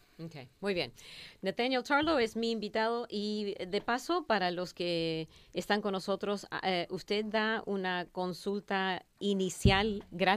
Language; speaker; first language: Spanish; native; Spanish